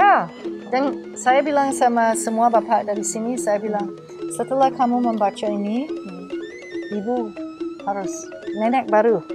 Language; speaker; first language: Indonesian; non-native, learner; English